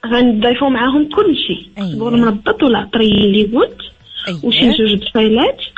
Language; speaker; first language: Arabic; native; Arabic